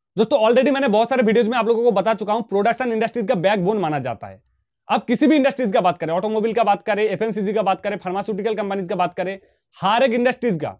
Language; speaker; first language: Hindi; non-native, local second language; Bangla